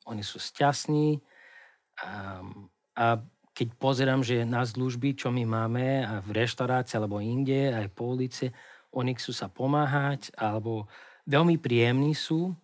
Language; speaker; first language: Slovak; non-native, learner; Portuguese